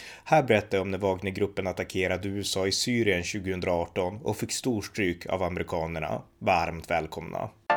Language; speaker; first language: Swedish; native; Swedish